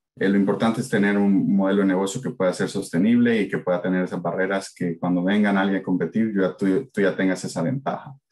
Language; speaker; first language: Spanish; native; Spanish